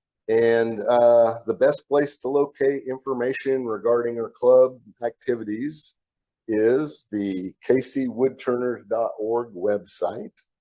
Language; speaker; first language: English; native; English